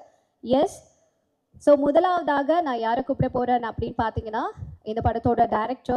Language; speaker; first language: Tamil; native; Tamil